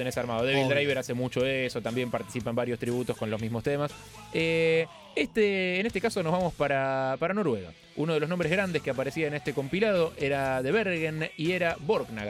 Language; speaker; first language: Spanish; native; Spanish